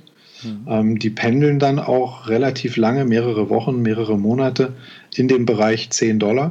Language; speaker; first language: German; native; German